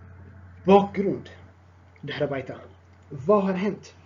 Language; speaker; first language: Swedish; non-native, fluent; Tigrinya